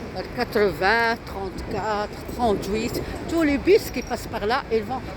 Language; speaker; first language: French; non-native, local second language; Arabic